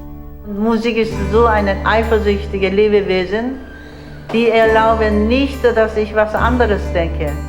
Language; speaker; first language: German; non-native, fluent; Korean